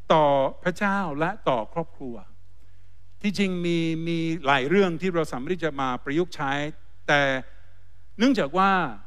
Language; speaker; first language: Thai; non-native, fluent; English